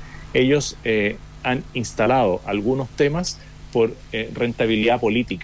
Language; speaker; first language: Spanish; native; Spanish